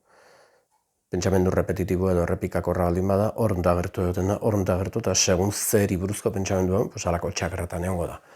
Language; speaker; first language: Basque; native; Basque